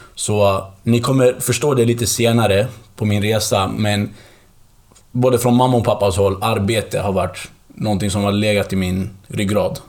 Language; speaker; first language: Swedish; early bilingual, other home language; Kurdish